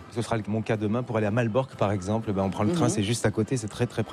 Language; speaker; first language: French; native; French